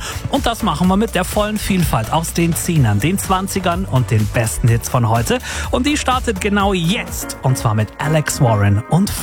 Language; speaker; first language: German; native; German